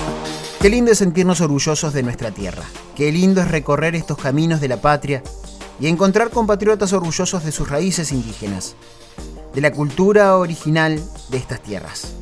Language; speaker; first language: Spanish; native; Spanish